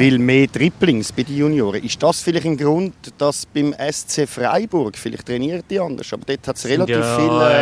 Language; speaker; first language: German; native; German